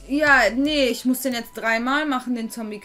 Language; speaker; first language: German; native; German